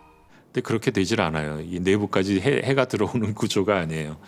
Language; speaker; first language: Korean; native; Korean